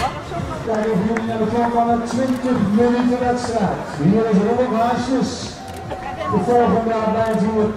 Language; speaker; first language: Dutch; native; Dutch